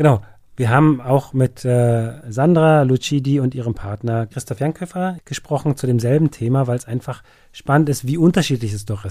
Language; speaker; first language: German; native; German